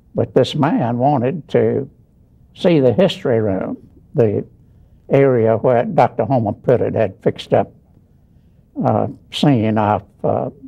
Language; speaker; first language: English; native; English